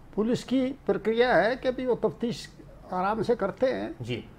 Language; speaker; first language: Hindi; native; Hindi